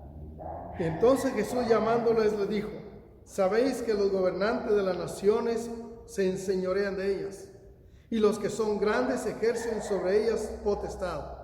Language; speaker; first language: Spanish; native; Spanish